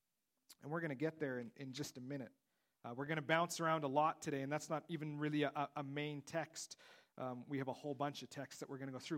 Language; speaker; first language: English; native; English